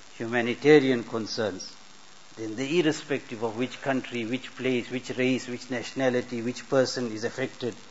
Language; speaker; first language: English; native; English